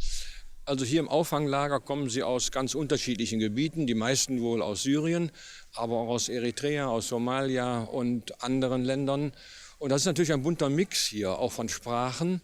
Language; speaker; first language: German; native; German